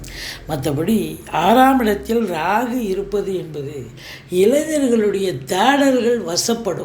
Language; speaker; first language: Tamil; native; Tamil